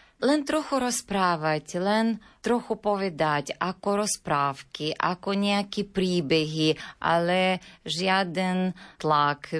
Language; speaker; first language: Slovak; non-native, learner; Ukrainian